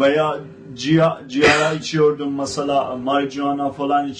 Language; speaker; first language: Turkish; non-native, fluent; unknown